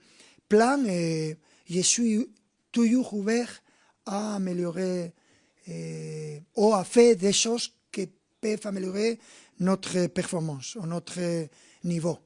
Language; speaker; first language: French; non-native, fluent; Spanish